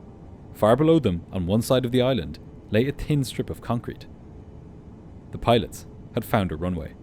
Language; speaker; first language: English; native; English